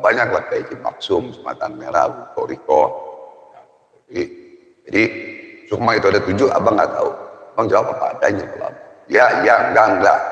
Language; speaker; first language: Indonesian; native; Indonesian